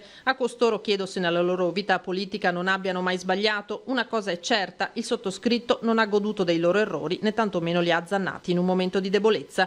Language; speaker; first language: Italian; native; Italian